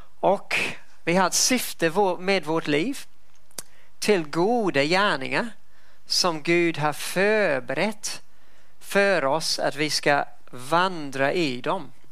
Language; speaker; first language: Swedish; non-native, fluent; English